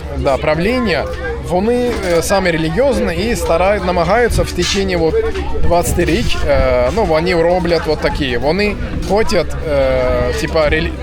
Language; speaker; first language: Ukrainian; non-native, local second language; Russian